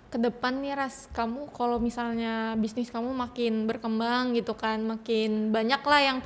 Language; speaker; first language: Indonesian; native; Indonesian